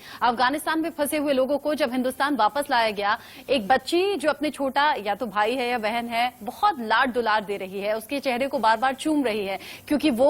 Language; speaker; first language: Hindi; native; Hindi